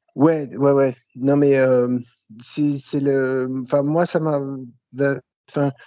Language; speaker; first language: French; native; French